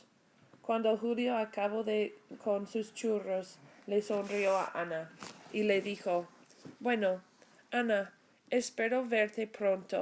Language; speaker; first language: Spanish; non-native, fluent; English